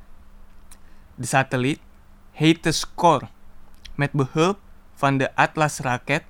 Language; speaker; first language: Dutch; non-native, fluent; Indonesian